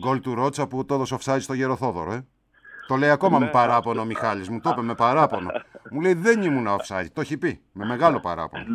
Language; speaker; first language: Greek; native; Greek